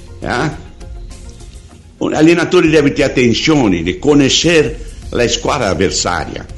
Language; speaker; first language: Italian; non-native, learner; Portuguese